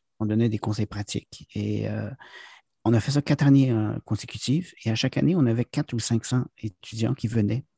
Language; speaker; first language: French; native; French